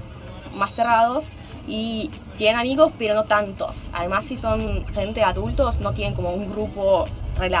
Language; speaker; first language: Spanish; non-native, fluent; Russian